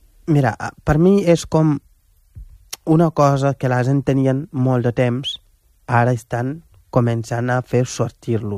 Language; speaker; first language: Catalan; non-native, fluent; Wolof